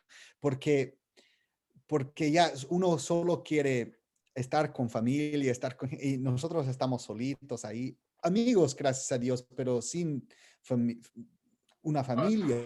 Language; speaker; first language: Spanish; non-native, fluent; English